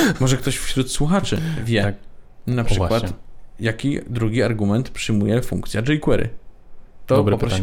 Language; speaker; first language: Polish; native; Polish